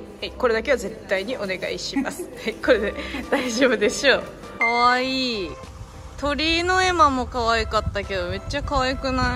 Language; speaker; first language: Japanese; native; Japanese